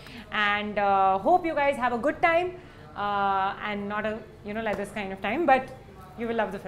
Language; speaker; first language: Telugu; non-native, learner; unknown